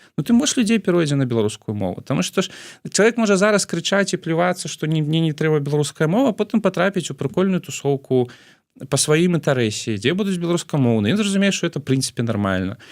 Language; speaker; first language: Belarusian; non-native, local second language; Russian